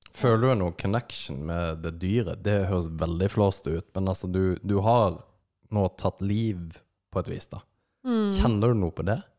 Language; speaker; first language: Norwegian; native; Norwegian